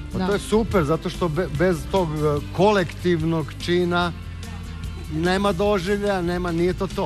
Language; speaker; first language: Bosnian; native; Bosnian